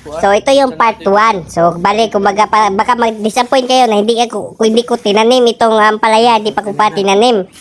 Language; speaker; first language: Filipino; non-native, local second language; Cebuano